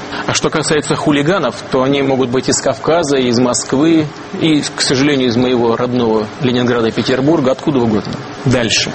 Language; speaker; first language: Russian; native; Russian